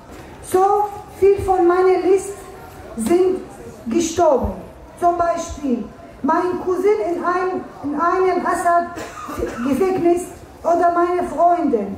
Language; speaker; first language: German; non-native, learner; Arabic